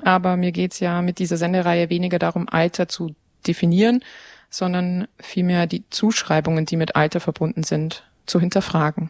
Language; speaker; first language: German; native; German